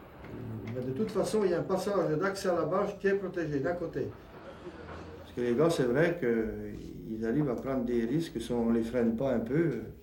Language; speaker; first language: French; native; French